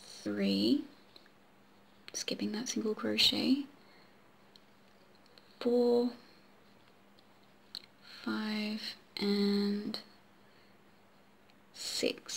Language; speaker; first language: English; native; English